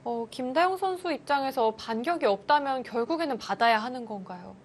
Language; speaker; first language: Korean; native; Korean